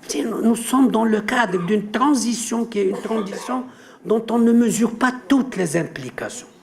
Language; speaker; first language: French; non-native, local second language; Arabic